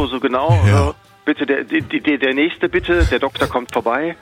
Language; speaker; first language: German; native; German